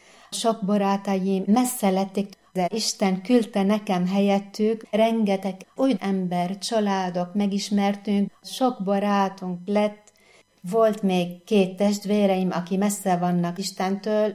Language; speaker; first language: Hungarian; non-native, fluent; Arabic